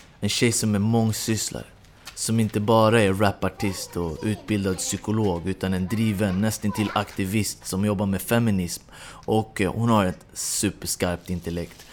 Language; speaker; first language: Swedish; native; Swedish